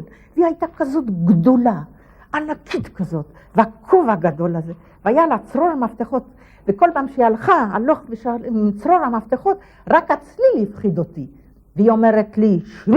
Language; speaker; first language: Hebrew; non-native, fluent; Polish